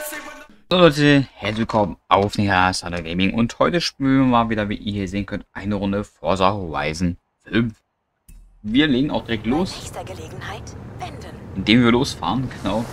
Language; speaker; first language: German; native; German